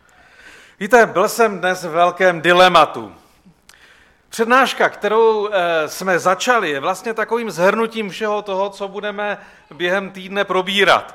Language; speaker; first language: Czech; native; Czech